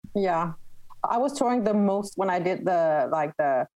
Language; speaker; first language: English; non-native, fluent; Danish